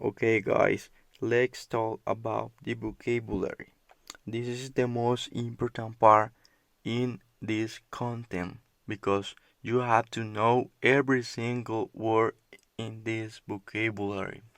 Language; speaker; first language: English; non-native, learner; Spanish